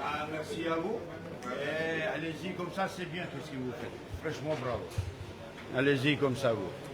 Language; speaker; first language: French; non-native, learner; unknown